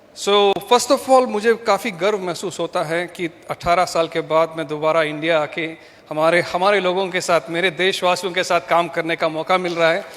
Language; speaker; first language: Hindi; non-native, local second language; Malayalam